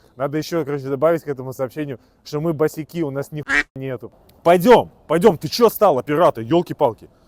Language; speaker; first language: Russian; native; Russian